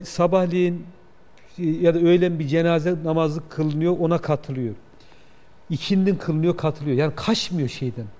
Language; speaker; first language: Turkish; native; Turkish